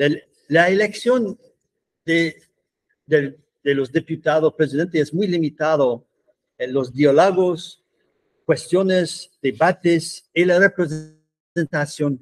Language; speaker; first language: Spanish; non-native, fluent; English